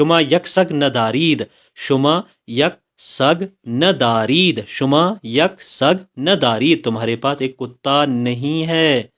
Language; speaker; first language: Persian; non-native, fluent; Urdu